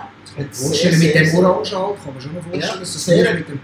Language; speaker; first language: German; native; German